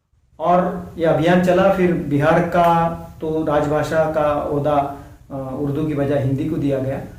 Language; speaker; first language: Hindi; non-native, local second language; Konkani